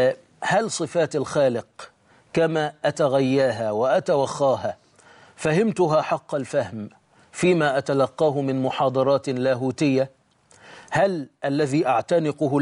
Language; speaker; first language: Arabic; native; Arabic